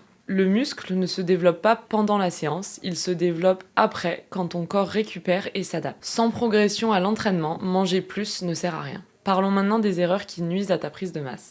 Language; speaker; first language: French; native; French